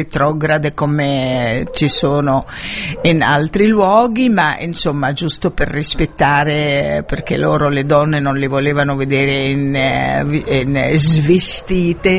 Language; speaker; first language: Italian; non-native, fluent; Arabic